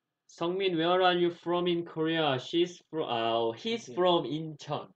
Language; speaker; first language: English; non-native, learner; Korean